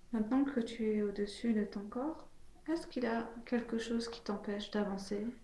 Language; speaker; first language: French; native; French